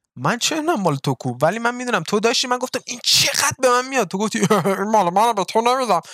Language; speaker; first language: Persian; early bilingual, heritage; Persian